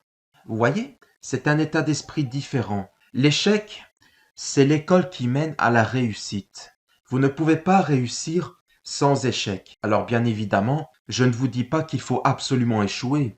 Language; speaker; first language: French; native; French